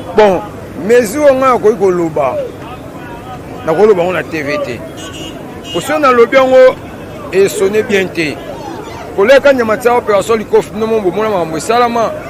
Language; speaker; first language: Lingala; native; Lingala